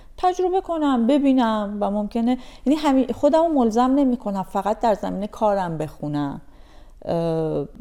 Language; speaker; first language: Persian; native; Persian